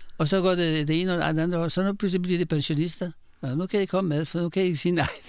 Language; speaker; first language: Danish; non-native, fluent; Polish